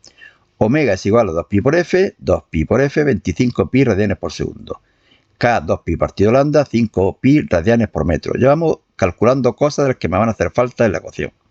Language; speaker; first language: Spanish; native; Spanish